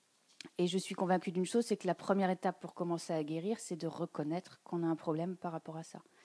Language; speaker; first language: French; native; French